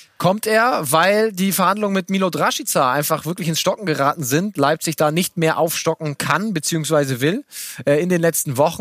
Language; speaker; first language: German; native; German